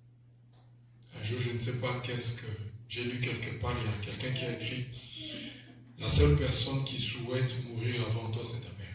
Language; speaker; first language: French; non-native, local second language; Lingala